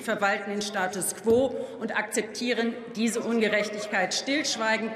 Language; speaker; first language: German; native; German